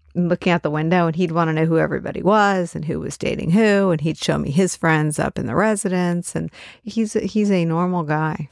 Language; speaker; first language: English; native; English